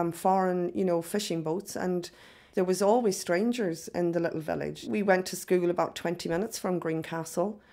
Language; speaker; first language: English; native; English